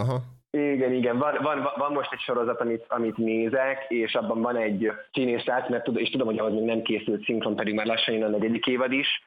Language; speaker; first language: Hungarian; native; Hungarian